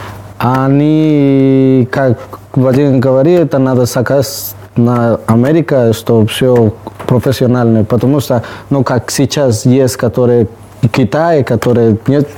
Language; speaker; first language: Russian; non-native, learner; Spanish